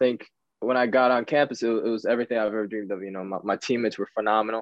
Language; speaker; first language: English; early bilingual, other home language; Japanese